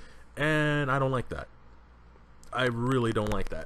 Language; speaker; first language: English; native; English